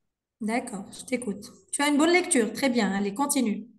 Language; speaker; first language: French; non-native, local second language; Arabic